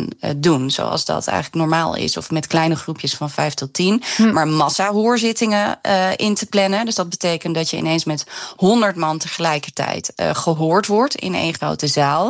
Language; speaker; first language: Dutch; native; Dutch